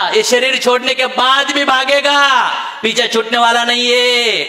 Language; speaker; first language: Hindi; non-native, local second language; Marathi